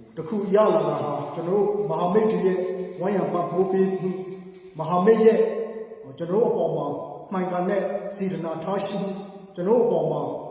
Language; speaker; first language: Burmese; non-native, local second language; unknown